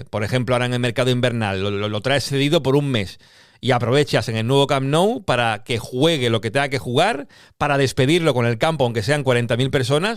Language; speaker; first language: Spanish; native; Spanish